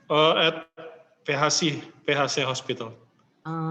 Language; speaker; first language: English; non-native, learner; Indonesian